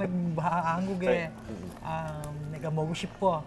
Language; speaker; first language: Korean; non-native, learner; Filipino